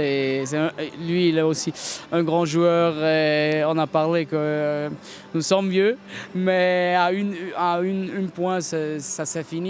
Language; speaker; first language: French; non-native, local second language; German